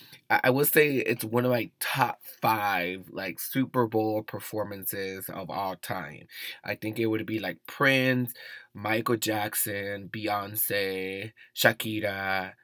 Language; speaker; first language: English; early bilingual, other home language; Spanish